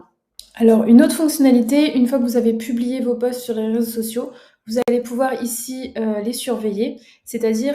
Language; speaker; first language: French; native; French